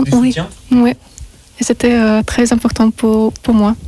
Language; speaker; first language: French; non-native, learner; Russian